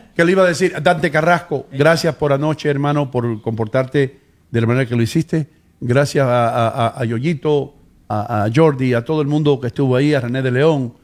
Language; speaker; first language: Spanish; early bilingual, heritage; Spanish